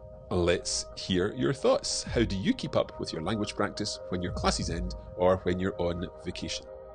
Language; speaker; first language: English; native; English